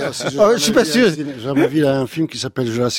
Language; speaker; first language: French; non-native, learner; Polish